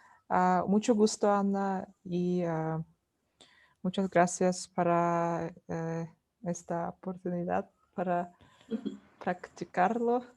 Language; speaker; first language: Spanish; non-native, learner; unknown